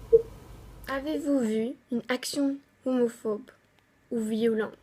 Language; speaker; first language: French; non-native, learner; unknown